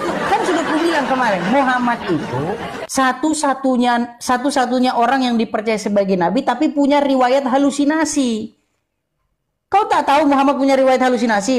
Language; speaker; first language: Indonesian; native; Indonesian